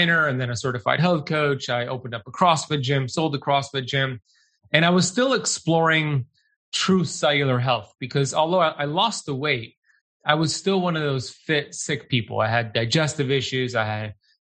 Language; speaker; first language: English; native; English